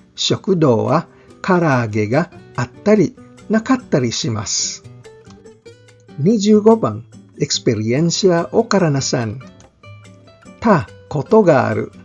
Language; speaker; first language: Japanese; non-native, fluent; Filipino